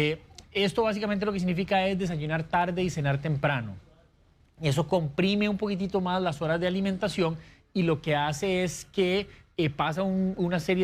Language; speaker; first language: Spanish; native; Spanish